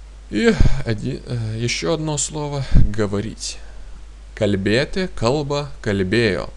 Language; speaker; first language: Russian; non-native, fluent; Lithuanian